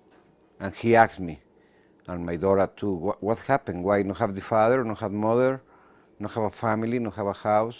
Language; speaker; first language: English; non-native, learner; Spanish